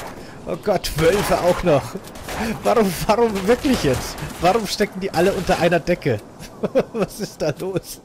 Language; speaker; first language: German; native; German